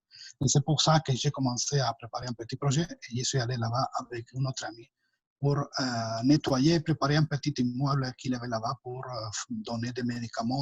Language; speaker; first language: French; non-native, fluent; Spanish